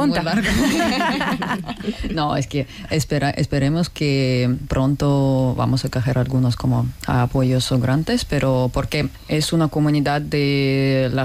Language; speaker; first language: Spanish; non-native, learner; Russian